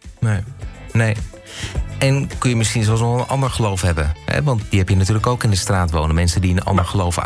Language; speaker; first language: Dutch; native; Dutch